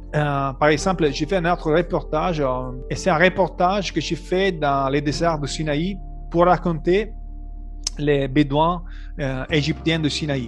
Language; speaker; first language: French; non-native, learner; Italian